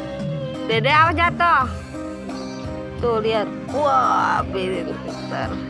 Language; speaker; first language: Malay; non-native, local second language; Sundanese